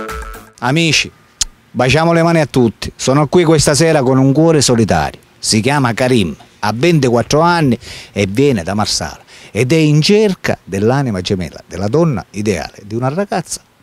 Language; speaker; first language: Italian; native; Italian